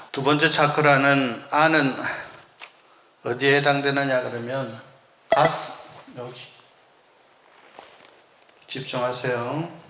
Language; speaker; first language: Korean; native; Korean